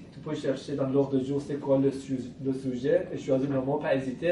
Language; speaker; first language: French; non-native, fluent; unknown